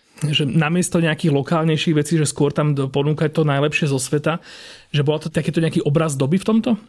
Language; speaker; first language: Slovak; native; Slovak